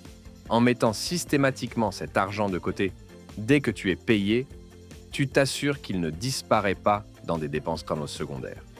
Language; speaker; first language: French; native; French